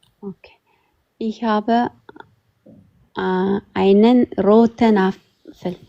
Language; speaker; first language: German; non-native, learner; Amharic